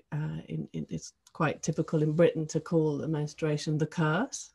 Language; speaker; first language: English; early bilingual, heritage; English